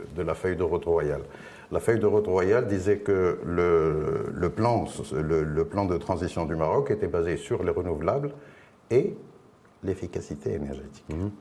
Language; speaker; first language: French; non-native, local second language; Arabic